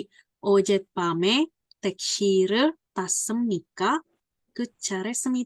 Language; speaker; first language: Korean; non-native, fluent; Indonesian